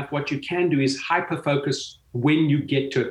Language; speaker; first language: English; native; English